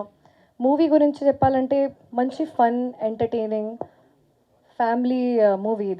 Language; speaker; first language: Telugu; non-native, fluent; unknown